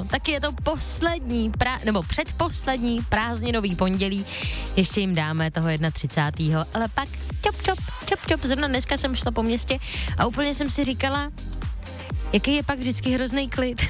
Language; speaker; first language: Czech; native; Czech